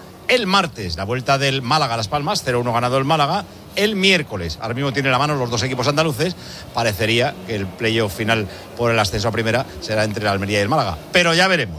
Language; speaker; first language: Spanish; native; Spanish